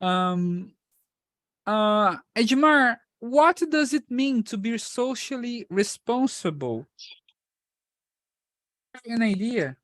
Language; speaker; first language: English; non-native, fluent; Portuguese